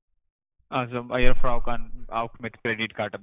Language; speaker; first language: German; non-native, learner; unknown